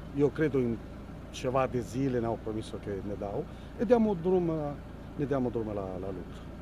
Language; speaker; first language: Romanian; non-native, learner; Italian